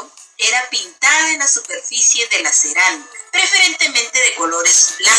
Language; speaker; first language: Spanish; native; Spanish